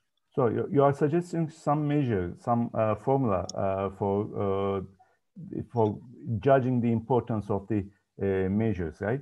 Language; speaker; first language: English; non-native, fluent; Turkish